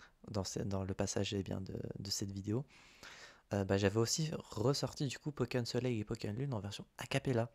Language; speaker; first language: French; native; French